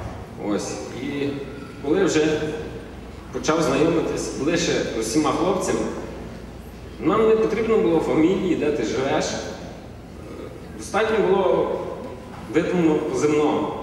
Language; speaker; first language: Ukrainian; native; Ukrainian